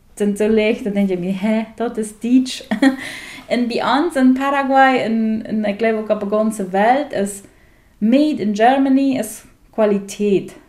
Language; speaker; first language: German; non-native, fluent; Plautdietsch